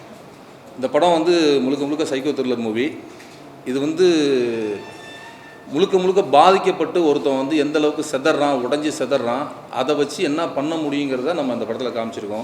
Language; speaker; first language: Tamil; native; Tamil